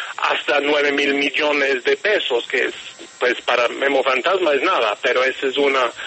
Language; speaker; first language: Spanish; non-native, fluent; English